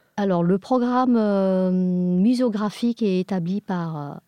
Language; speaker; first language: French; non-native, fluent; English